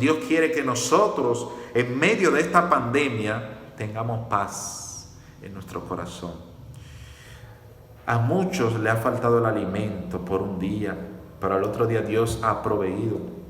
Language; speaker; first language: Spanish; native; Spanish